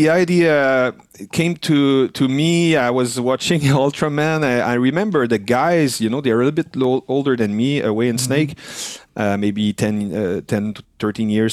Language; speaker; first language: English; non-native, fluent; French